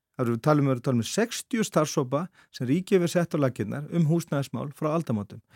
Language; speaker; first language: Icelandic; native; Icelandic